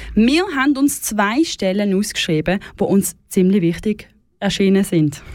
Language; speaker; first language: German; native; German